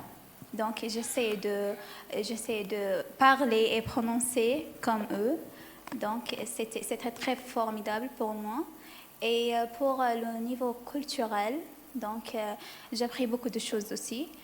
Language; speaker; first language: French; non-native, learner; Arabic